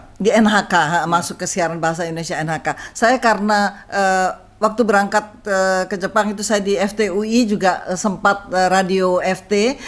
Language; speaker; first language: Indonesian; native; Indonesian